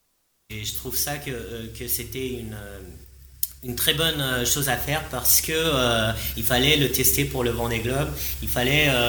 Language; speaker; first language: French; non-native, fluent; Japanese